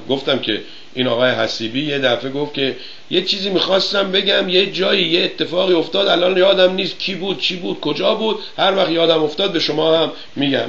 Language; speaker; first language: Persian; native; Persian